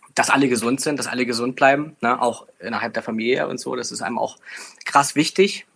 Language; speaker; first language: German; native; German